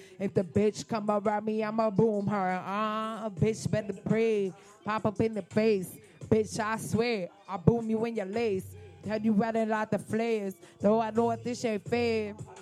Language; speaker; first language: English; native; English